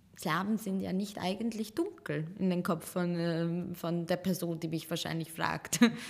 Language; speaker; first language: German; early bilingual, other home language; Serbian